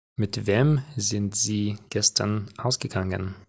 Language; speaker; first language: German; non-native, fluent; Ukrainian